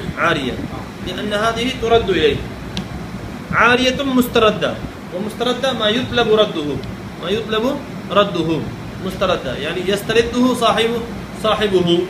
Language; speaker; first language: Arabic; non-native, fluent; Urdu